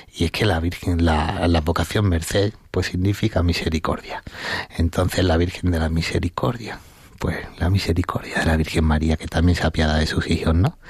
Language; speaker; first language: Spanish; native; Spanish